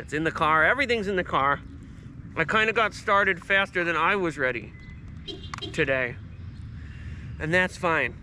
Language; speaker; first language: English; native; English